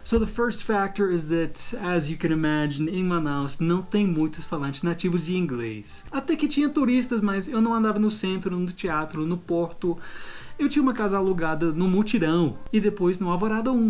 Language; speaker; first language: Portuguese; non-native, fluent; English